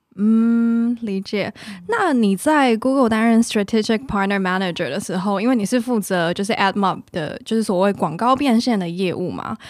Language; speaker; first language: Chinese; native; Chinese